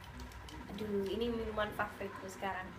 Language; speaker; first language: Indonesian; non-native, fluent; English